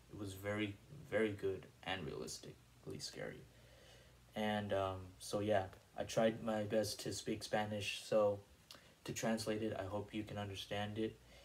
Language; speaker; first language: English; native; English